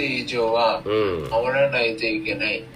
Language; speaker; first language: Japanese; non-native, learner; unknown